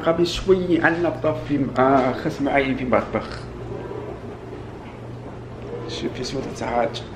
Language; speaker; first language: Arabic; non-native, learner; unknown